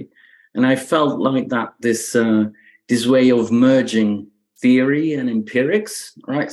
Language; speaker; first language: English; non-native, fluent; Dutch